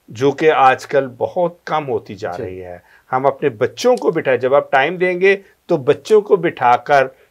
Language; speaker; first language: Urdu; non-native, local second language; Punjabi